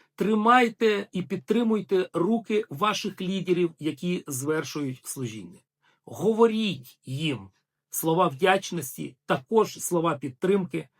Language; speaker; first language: Ukrainian; non-native, local second language; Russian